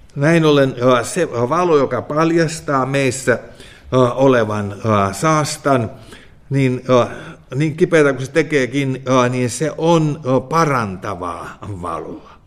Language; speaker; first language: Finnish; native; Finnish